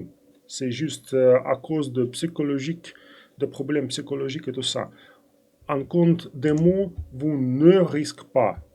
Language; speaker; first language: French; non-native, fluent; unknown